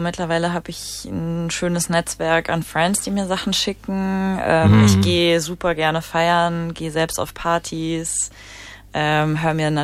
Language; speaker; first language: German; native; German